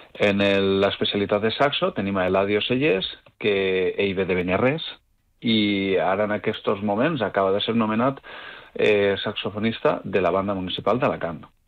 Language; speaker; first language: Catalan; native; Catalan